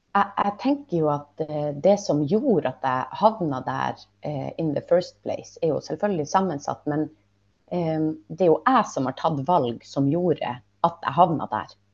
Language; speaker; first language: Norwegian; native; Norwegian